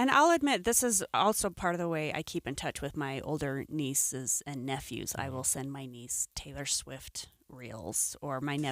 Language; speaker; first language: English; native; English